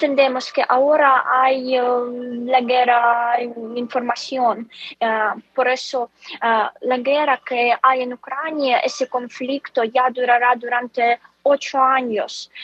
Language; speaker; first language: Spanish; non-native, fluent; Ukrainian